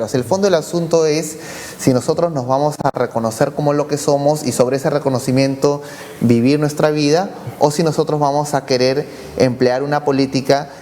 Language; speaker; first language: Spanish; native; Spanish